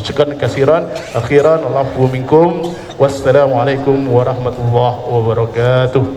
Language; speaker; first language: Arabic; non-native, fluent; Indonesian